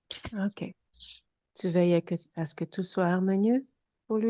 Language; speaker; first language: French; native; French